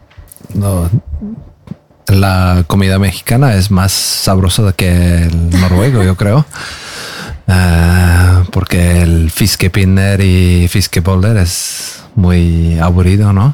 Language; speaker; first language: Spanish; non-native, fluent; Norwegian